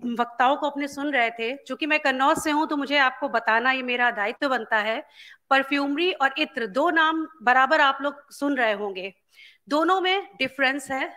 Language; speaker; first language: Hindi; native; Hindi